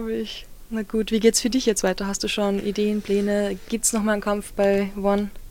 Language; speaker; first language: German; native; German